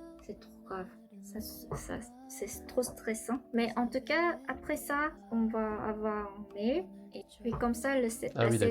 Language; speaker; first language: French; non-native, learner; Korean